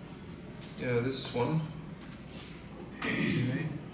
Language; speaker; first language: English; non-native, fluent; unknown